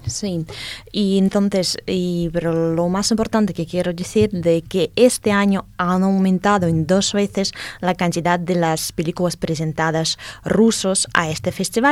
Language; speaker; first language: Spanish; non-native, fluent; Russian